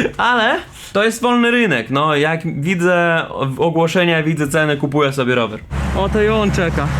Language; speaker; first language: Polish; non-native, fluent; Russian